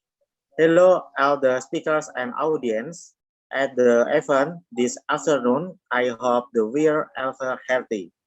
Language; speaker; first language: English; non-native, learner; Indonesian